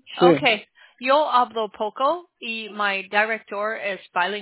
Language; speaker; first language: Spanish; non-native, learner; English